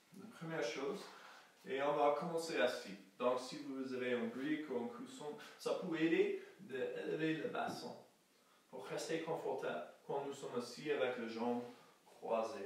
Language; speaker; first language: French; non-native, fluent; English